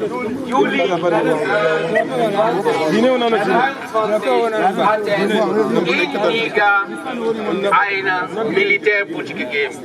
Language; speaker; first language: German; non-native, fluent; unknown